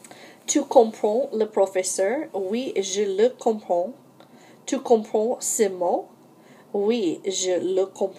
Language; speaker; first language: French; non-native, fluent; English